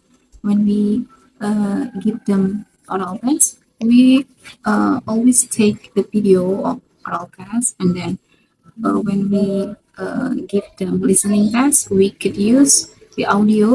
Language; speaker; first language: English; non-native, fluent; Indonesian